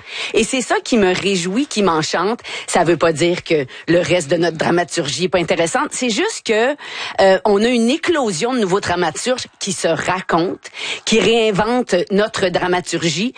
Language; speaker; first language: French; native; French